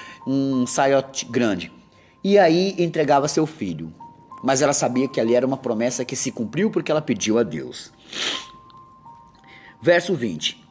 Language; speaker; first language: Portuguese; native; Portuguese